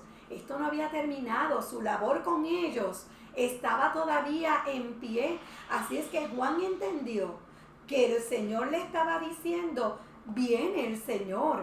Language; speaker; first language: Spanish; native; Spanish